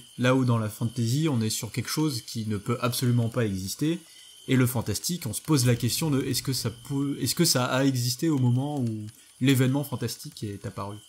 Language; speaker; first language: French; native; French